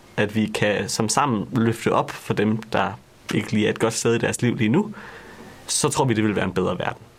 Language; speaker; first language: Danish; native; Danish